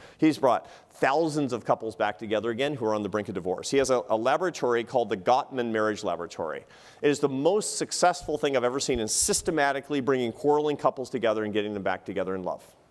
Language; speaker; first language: English; native; English